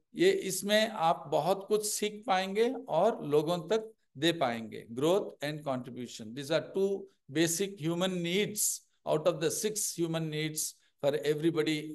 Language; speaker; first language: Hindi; non-native, local second language; Telugu